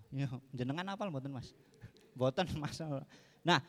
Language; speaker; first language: Indonesian; native; Indonesian